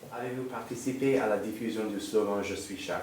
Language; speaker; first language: French; non-native, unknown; English